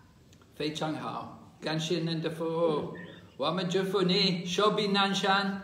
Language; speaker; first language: Chinese; non-native, fluent; English